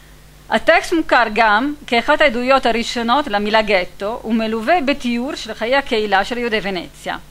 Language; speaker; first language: Hebrew; non-native, fluent; Italian